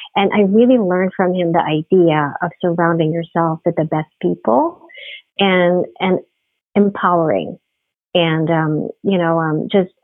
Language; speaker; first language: English; non-native, local second language; Filipino